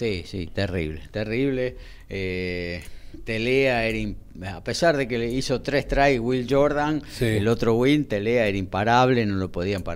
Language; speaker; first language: Spanish; native; Spanish